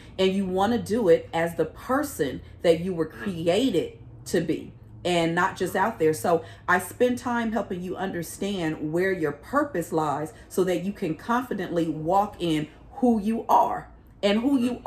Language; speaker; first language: English; native; English